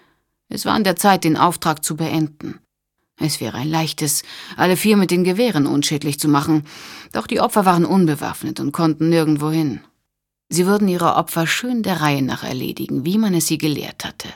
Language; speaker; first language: German; native; German